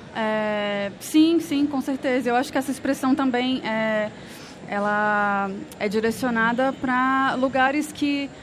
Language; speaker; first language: Spanish; non-native, learner; Portuguese